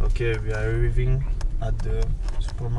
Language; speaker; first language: English; non-native, learner; French